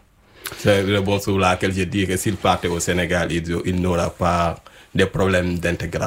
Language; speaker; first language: French; non-native, local second language; Wolof